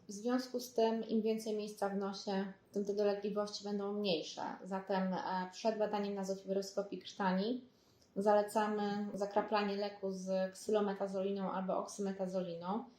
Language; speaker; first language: Polish; native; Polish